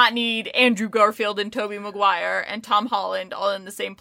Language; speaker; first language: English; native; English